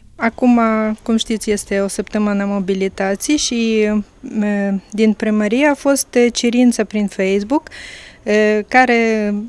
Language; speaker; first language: Romanian; non-native, fluent; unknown